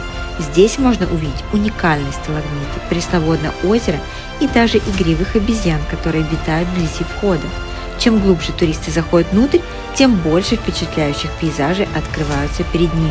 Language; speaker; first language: Russian; native; Russian